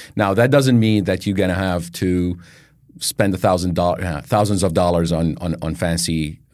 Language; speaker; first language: English; non-native, fluent; Arabic